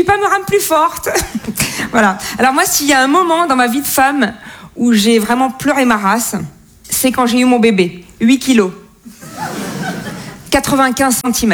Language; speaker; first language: French; native; French